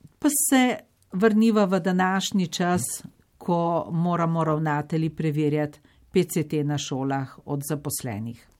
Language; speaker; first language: Slovenian; native; Slovenian